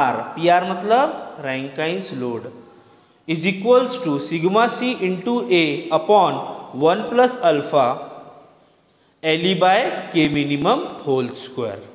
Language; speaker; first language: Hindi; non-native, local second language; Marathi